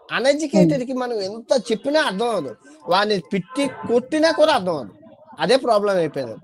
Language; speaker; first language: Telugu; native; Telugu